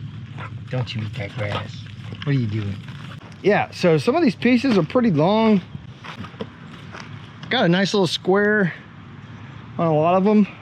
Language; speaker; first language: English; native; English